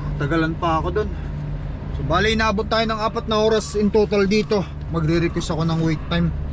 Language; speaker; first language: Filipino; non-native, local second language; Iloko